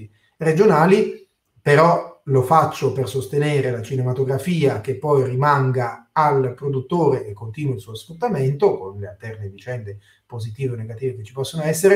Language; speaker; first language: Italian; native; Italian